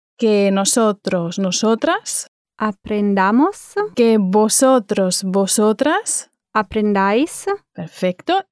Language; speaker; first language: Spanish; native; Spanish